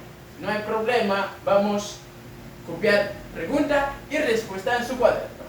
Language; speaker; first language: Spanish; non-native, fluent; French